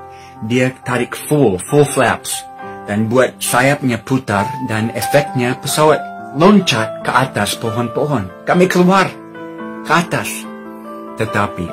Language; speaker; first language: Indonesian; non-native, fluent; English